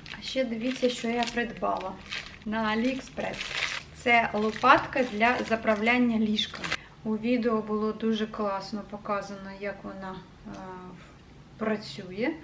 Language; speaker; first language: Ukrainian; non-native, local second language; Russian